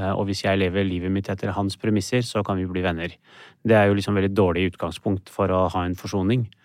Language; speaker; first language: Norwegian; early bilingual, other home language; Urdu